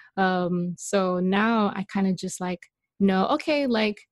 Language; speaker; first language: English; non-native, local second language; Malay